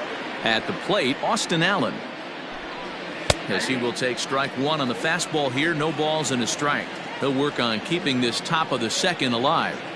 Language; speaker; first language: English; native; English